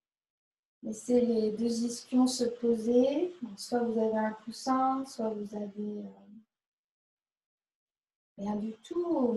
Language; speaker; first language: French; native; French